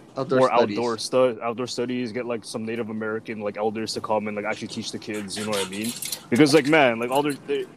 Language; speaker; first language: English; native; English